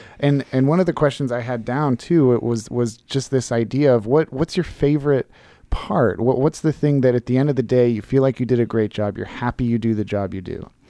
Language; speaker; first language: English; native; English